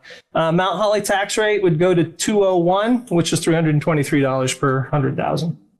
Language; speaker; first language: English; native; English